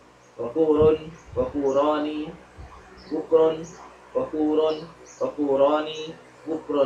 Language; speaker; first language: Arabic; non-native, learner; Malay